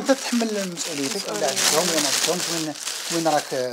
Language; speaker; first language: Arabic; native; Arabic